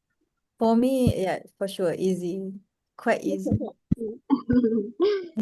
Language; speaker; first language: English; non-native, local second language; Malay